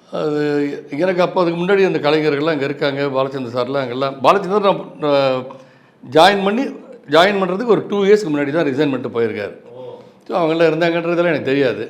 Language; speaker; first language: Tamil; native; Tamil